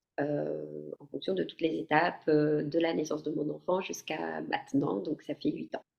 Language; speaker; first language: French; non-native, fluent; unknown